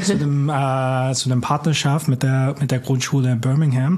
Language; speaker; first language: German; non-native, fluent; English